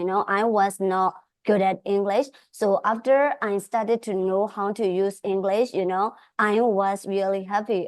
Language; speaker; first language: English; non-native, fluent; Burmese